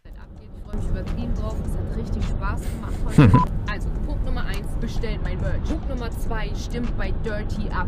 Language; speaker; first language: German; native; German